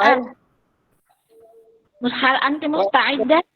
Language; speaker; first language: Arabic; non-native, learner; Indonesian